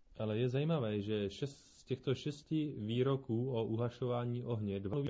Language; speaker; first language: Czech; native; Czech